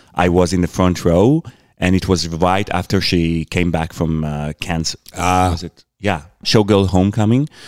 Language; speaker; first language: English; non-native, fluent; Hebrew